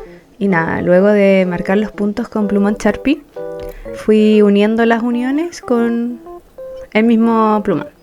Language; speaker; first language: Spanish; native; Spanish